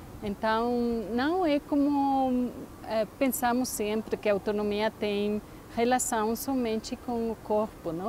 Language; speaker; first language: Portuguese; non-native, fluent; Spanish